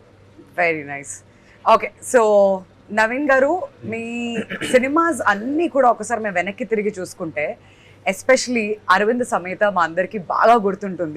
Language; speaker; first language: Telugu; native; Telugu